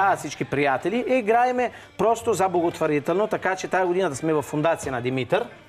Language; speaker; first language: Bulgarian; non-native, fluent; Italian